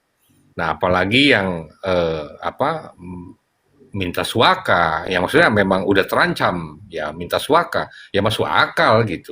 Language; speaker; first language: Indonesian; native; Indonesian